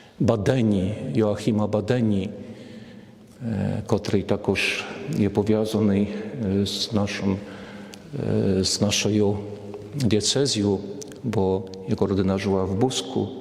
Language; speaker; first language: Polish; non-native, learner; Ukrainian